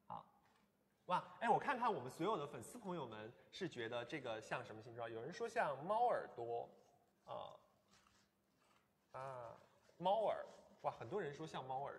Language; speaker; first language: Chinese; native; Chinese